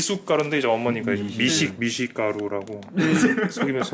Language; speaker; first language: Korean; native; Korean